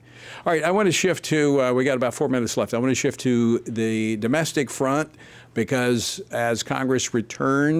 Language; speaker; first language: English; native; English